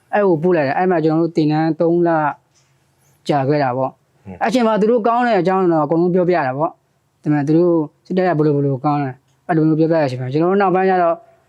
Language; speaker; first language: Burmese; non-native, local second language; Karen languages